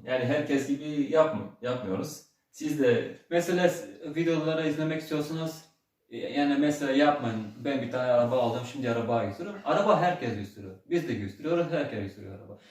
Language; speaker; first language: Turkish; early bilingual, heritage; Turkish